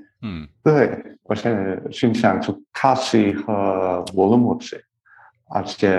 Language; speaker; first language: Chinese; non-native, learner; English